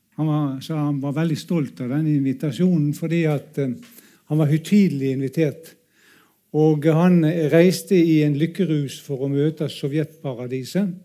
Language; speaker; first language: Norwegian; native; Norwegian